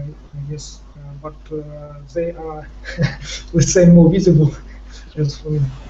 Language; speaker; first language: English; non-native, fluent; Ukrainian